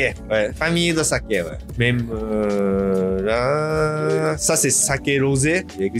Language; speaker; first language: French; non-native, learner; Japanese